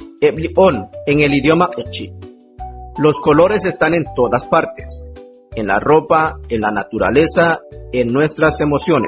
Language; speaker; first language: Spanish; non-native, local second language; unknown